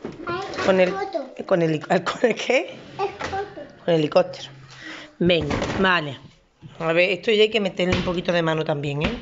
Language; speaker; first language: Spanish; native; Spanish